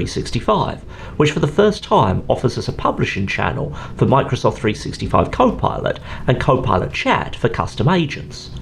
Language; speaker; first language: English; native; English